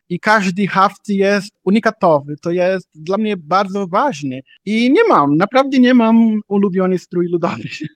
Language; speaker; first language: Polish; non-native, learner; Portuguese